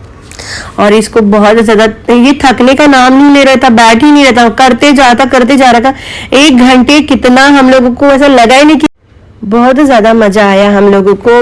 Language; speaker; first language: Hindi; native; Hindi